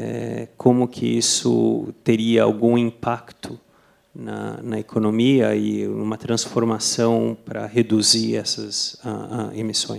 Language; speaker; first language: Portuguese; non-native, fluent; Spanish